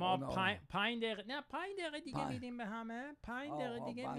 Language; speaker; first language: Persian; early bilingual, heritage; Persian